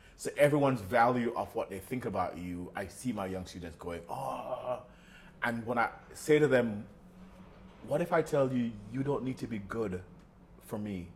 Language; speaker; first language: English; native; English